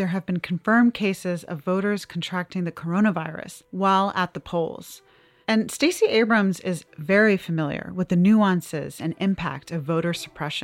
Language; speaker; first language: English; native; English